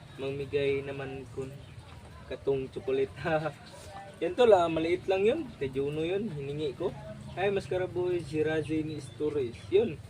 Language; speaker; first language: Filipino; non-native, local second language; Cebuano